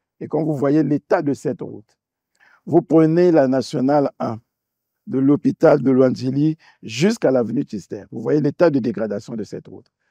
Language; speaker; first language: French; native; French